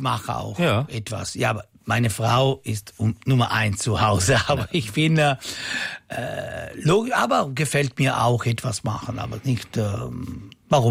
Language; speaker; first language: German; non-native, local second language; Italian